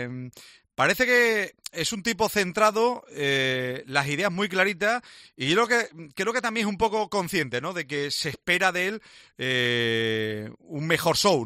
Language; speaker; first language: Spanish; native; Spanish